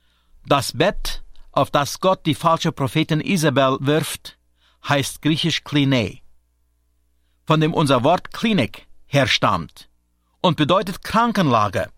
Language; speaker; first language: German; native; German